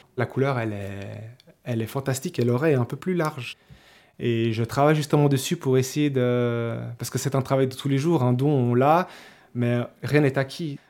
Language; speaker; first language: French; early bilingual, other home language; Spanish